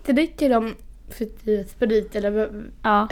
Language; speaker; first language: Swedish; non-native, learner; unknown